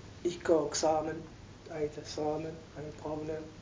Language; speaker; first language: Dutch; non-native, learner; Arabic